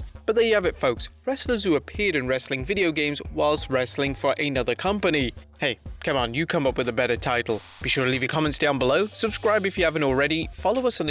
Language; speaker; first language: English; native; English